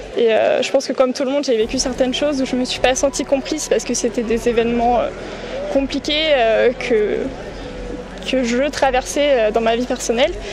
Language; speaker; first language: French; native; French